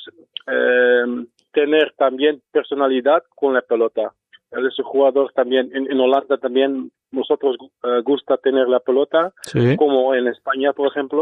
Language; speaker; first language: Spanish; non-native, learner; Dutch